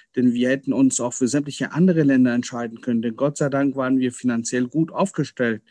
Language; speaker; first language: German; early bilingual, other home language; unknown